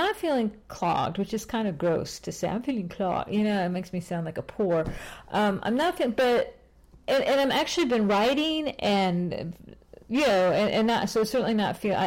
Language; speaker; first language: English; native; English